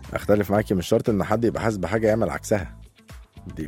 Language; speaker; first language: Arabic; native; Arabic